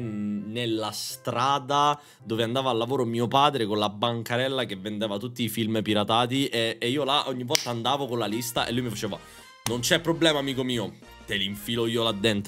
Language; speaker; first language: Italian; native; Italian